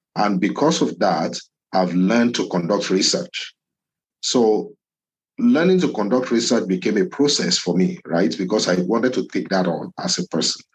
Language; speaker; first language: English; non-native, local second language; Yoruba